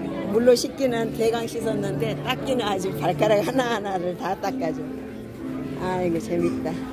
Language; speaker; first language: Korean; native; Korean